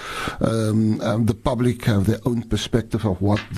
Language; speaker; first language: English; non-native, local second language; Afrikaans